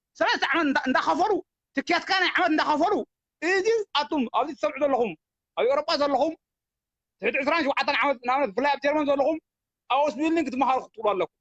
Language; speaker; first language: Tigrinya; native; Tigrinya